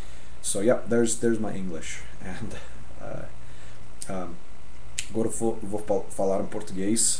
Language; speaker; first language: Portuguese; non-native, fluent; English